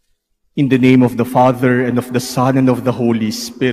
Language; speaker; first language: English; non-native, local second language; Filipino